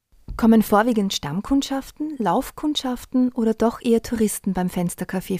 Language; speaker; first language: German; native; German